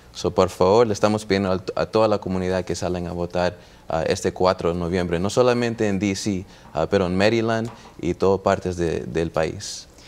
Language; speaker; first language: Spanish; early bilingual, heritage; Spanish